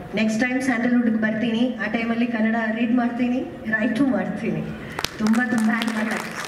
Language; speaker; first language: Kannada; non-native, learner; Malayalam